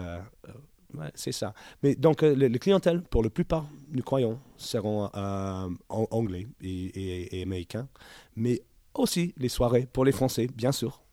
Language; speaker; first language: French; non-native, learner; English